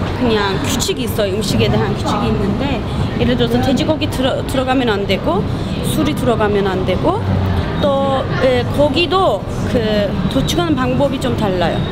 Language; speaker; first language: Korean; non-native, fluent; Turkish